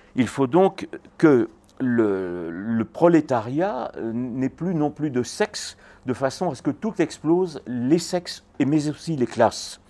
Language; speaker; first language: French; native; French